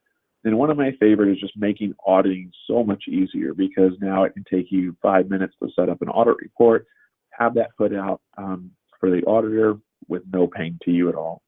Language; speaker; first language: English; native; English